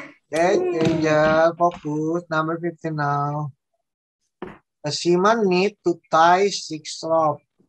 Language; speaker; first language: English; non-native, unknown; Indonesian